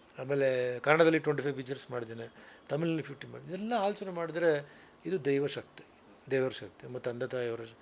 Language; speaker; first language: Kannada; non-native, local second language; Tulu